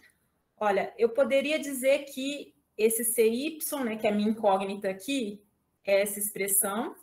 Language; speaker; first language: Portuguese; native; Portuguese